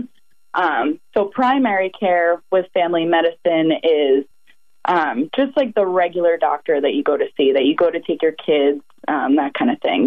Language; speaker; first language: English; native; English